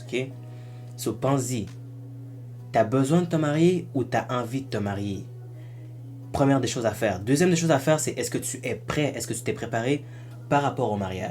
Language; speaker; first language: French; native; French